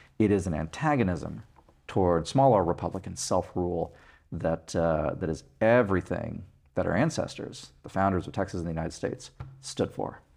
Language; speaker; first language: English; native; English